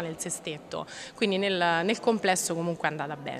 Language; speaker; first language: Italian; native; Italian